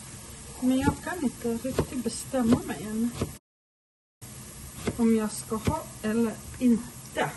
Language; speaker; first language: Swedish; non-native, fluent; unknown